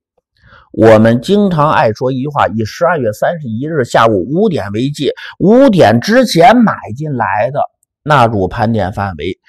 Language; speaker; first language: Chinese; native; Chinese